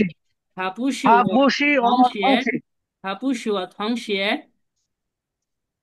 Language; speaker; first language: Chinese; non-native, learner; Bangla